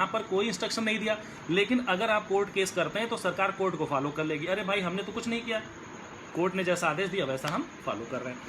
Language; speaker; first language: Hindi; native; Hindi